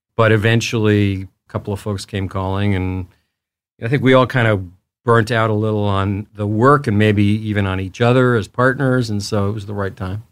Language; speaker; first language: English; early bilingual, other home language; Spanish